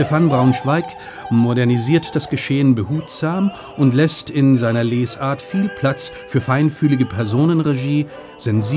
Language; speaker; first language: German; native; German